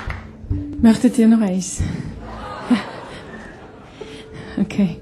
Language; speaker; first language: German; non-native, fluent; Albanian